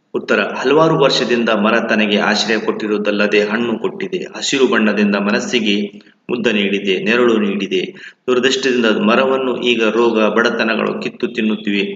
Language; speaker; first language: Kannada; native; Kannada